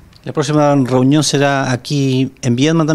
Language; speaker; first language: Spanish; native; Spanish